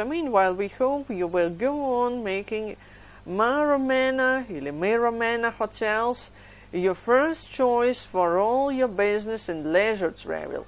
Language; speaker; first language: English; non-native, fluent; Ukrainian